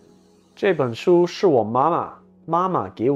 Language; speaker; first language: Chinese; non-native, learner; English